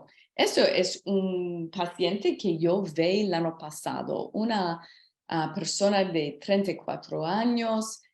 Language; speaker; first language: Spanish; non-native, learner; English